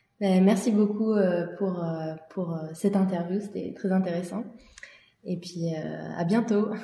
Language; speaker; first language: French; native; French